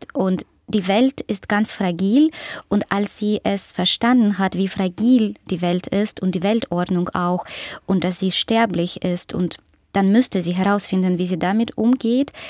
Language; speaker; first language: German; non-native, fluent; Ukrainian